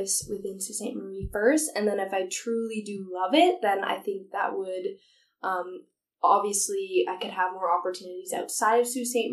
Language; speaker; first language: English; native; English